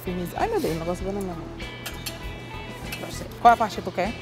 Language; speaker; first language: Portuguese; native; Portuguese